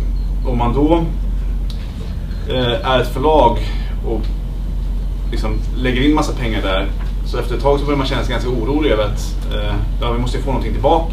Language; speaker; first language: Swedish; native; Swedish